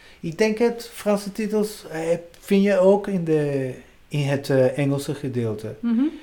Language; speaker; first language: Dutch; non-native, fluent; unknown